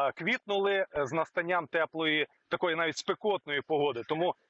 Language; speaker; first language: Ukrainian; native; Ukrainian